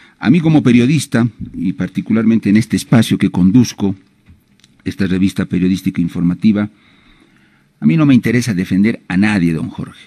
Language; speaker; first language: Spanish; native; Spanish